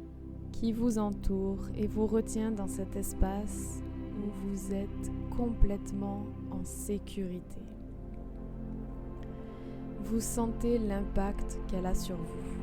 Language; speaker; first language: French; native; French